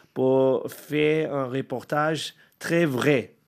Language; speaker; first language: French; non-native, learner; Arabic